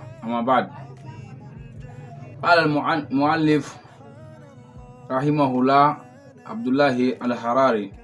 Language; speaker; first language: Arabic; non-native, fluent; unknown